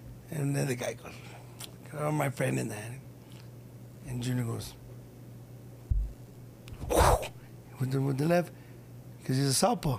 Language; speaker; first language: English; early bilingual, other home language; Spanish